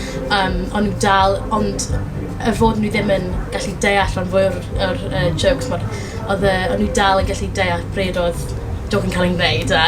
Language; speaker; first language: Welsh; non-native, local second language; English